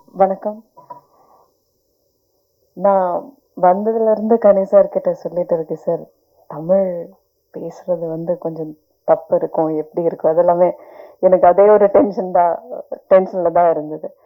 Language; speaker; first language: Tamil; non-native, learner; Malayalam